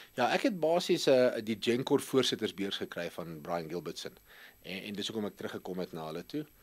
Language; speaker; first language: Afrikaans; native; Afrikaans